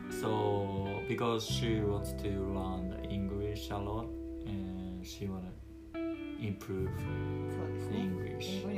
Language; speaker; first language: English; non-native, learner; Japanese